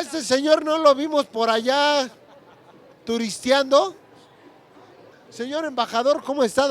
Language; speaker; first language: Spanish; native; Spanish